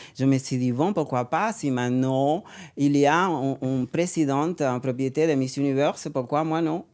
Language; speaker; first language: French; non-native, fluent; Spanish